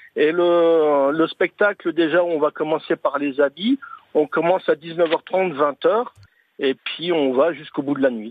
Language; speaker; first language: French; native; French